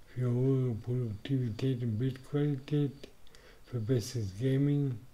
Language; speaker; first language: German; native; German